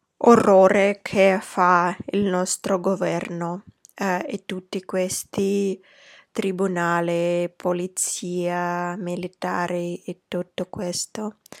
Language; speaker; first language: Italian; non-native, fluent; Russian